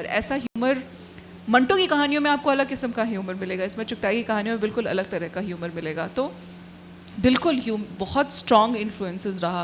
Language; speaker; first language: Hindi; native; Hindi